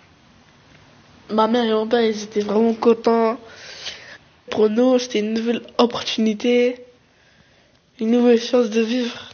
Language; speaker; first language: French; early bilingual, other home language; Arabic